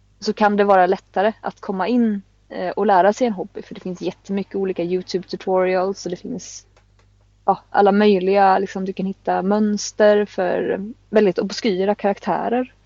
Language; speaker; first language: Swedish; native; Swedish